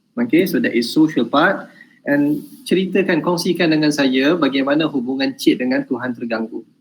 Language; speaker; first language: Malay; native; Malay